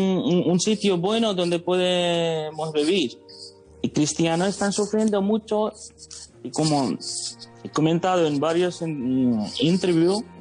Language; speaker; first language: Spanish; non-native, fluent; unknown